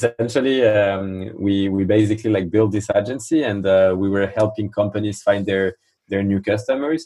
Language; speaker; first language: English; non-native, fluent; French